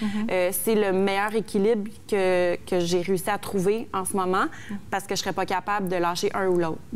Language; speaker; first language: French; native; French